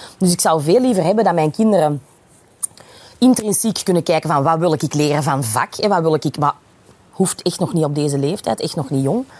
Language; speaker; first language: Dutch; native; Dutch